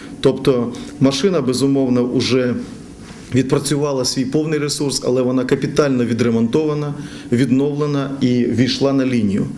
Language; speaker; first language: Ukrainian; native; Ukrainian